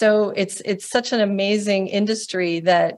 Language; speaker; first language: English; native; English